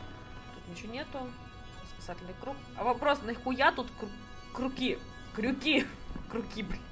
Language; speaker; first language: Russian; native; Russian